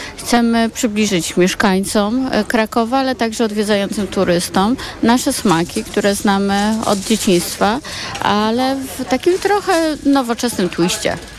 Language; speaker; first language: Polish; native; Polish